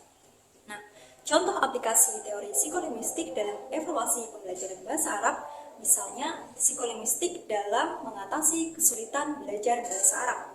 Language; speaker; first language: Indonesian; native; Indonesian